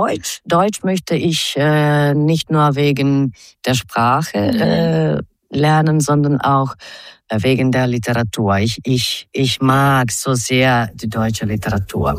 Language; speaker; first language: German; non-native, fluent; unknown